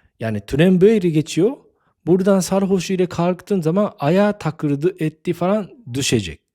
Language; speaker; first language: Turkish; non-native, fluent; Japanese